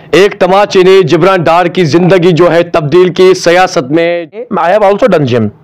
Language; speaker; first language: Urdu; non-native, local second language; Kashmiri